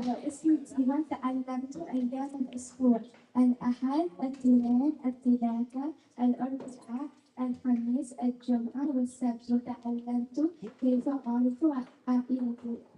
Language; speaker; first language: Arabic; non-native, learner; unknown